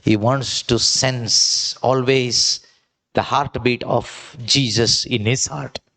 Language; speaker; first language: English; non-native, local second language; Kannada